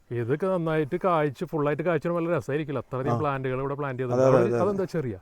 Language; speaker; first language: Malayalam; native; Malayalam